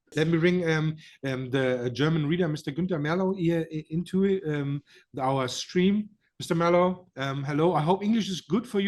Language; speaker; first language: English; non-native, fluent; German